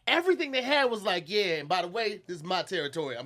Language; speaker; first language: English; native; English